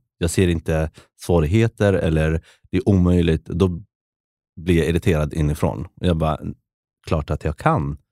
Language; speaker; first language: Swedish; early bilingual, other home language; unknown